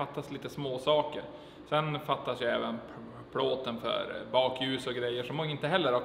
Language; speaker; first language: Swedish; native; Swedish